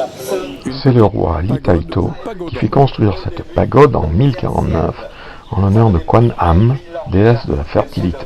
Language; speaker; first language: French; native; French